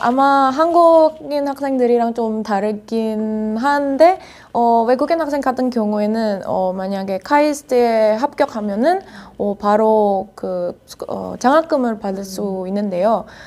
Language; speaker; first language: Korean; non-native, fluent; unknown